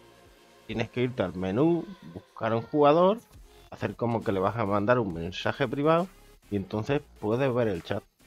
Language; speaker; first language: Spanish; native; Spanish